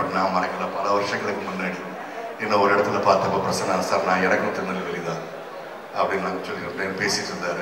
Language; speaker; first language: Tamil; native; Tamil